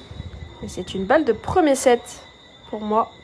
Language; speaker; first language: French; native; French